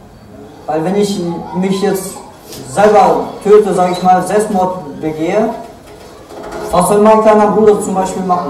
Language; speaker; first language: German; early bilingual, other home language; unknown